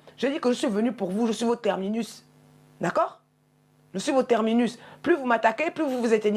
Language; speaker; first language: French; native; French